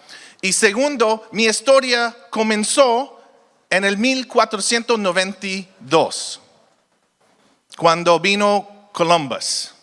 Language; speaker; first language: Spanish; early bilingual, heritage; Spanish